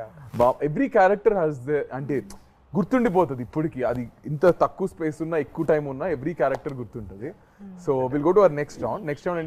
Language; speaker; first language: Telugu; native; Telugu